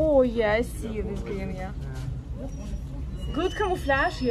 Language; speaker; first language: English; non-native, learner; Russian